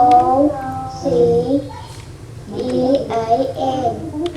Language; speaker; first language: English; non-native, learner; Vietnamese